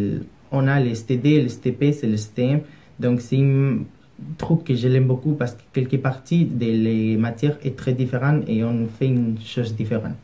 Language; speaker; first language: French; non-native, learner; Spanish